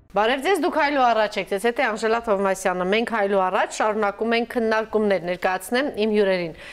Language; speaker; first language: Armenian; native; Armenian